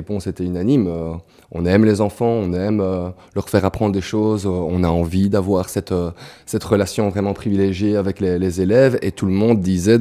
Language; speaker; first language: French; native; French